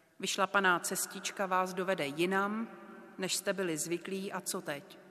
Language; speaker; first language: Czech; native; Czech